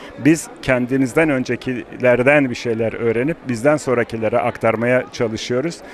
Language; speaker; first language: Turkish; non-native, fluent; Ossetic